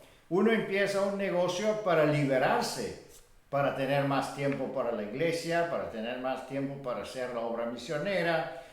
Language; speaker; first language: Spanish; non-native, fluent; Bulgarian